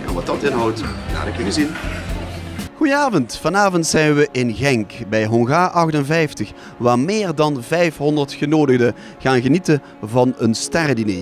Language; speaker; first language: Dutch; native; Dutch